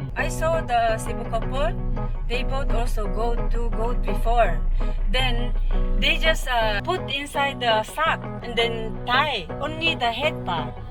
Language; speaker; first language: English; non-native, learner; Korean